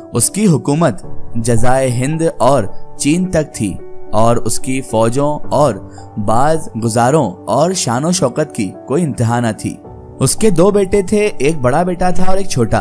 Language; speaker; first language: Hindi; native; Hindi